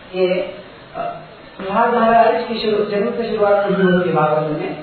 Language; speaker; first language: Hindi; non-native, local second language; Marathi